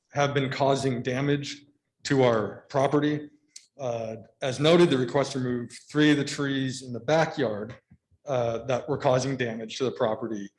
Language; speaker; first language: English; native; English